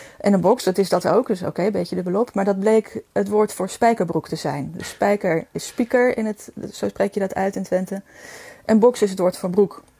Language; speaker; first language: Dutch; native; Dutch